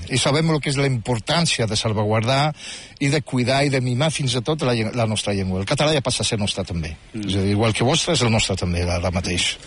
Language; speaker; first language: Catalan; non-native, fluent; Riffian